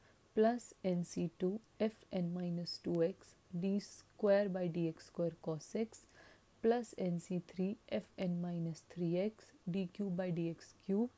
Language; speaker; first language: Hindi; native; Hindi